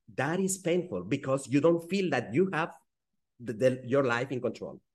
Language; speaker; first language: English; non-native, fluent; Spanish